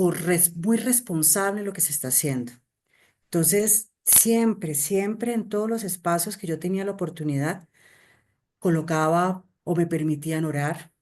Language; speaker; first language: Spanish; native; Spanish